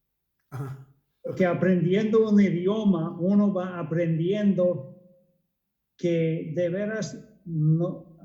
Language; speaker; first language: Spanish; non-native, fluent; English